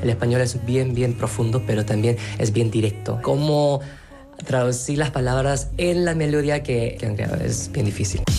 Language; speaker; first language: Spanish; non-native, learner; Korean